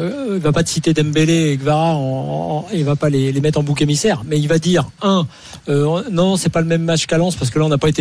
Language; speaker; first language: French; native; French